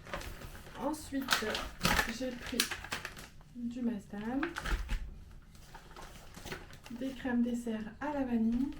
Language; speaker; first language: French; native; French